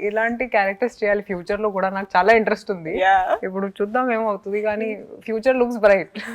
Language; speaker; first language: Telugu; non-native, local second language; Hindi